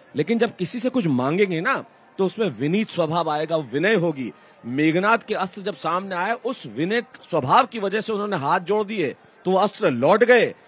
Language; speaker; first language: Hindi; native; Hindi